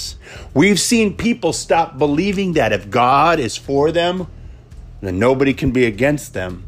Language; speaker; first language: English; native; English